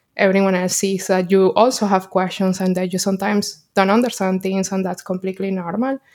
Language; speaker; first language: English; non-native, fluent; Spanish